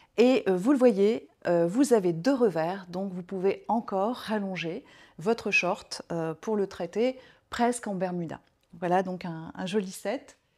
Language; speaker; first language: French; native; French